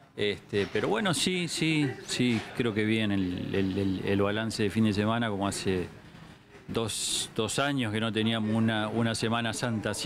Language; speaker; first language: Spanish; native; Spanish